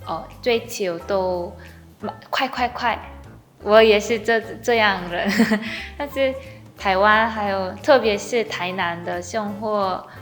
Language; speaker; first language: Chinese; non-native, learner; Korean